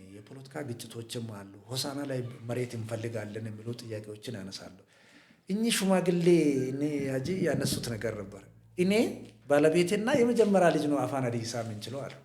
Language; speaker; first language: Amharic; non-native, local second language; Hadiyya